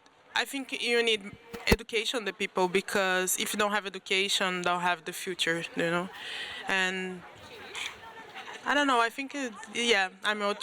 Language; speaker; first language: English; non-native, learner; Portuguese